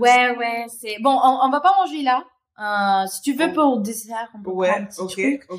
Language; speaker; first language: French; non-native, fluent; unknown